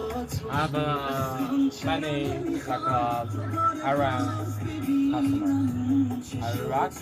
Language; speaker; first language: English; non-native, learner; Chinese